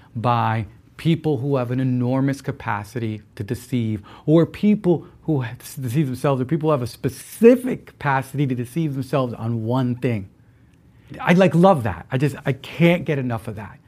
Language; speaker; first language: English; early bilingual, other home language; Spanish